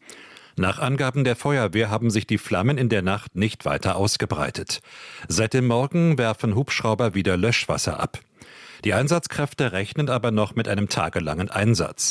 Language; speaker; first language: German; native; German